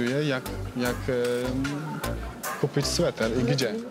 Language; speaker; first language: Polish; non-native, learner; Turkish